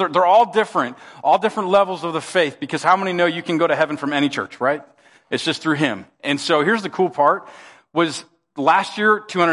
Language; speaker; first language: English; native; English